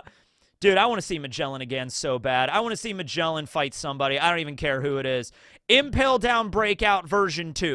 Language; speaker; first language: English; native; English